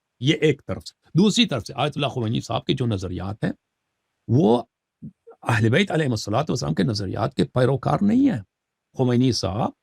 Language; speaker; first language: Urdu; early bilingual, heritage; Urdu